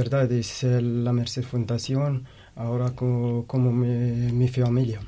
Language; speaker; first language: Spanish; non-native, learner; Arabic